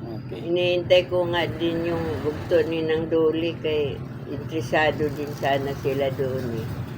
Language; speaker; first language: Filipino; non-native, local second language; Waray